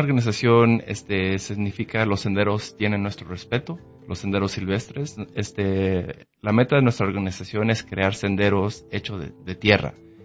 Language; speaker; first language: Spanish; early bilingual, heritage; Spanish